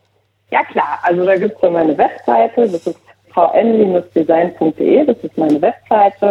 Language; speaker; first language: German; native; German